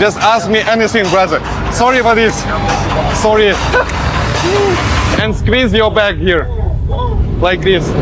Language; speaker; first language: English; non-native, learner; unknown